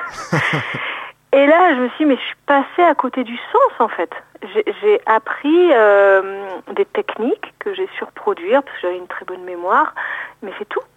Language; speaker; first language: French; native; French